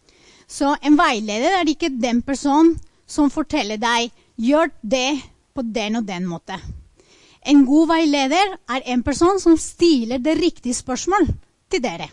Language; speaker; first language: Norwegian; non-native, fluent; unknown